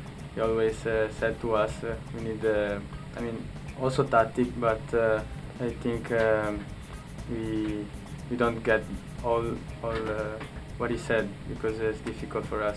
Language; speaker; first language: English; non-native, local second language; Filipino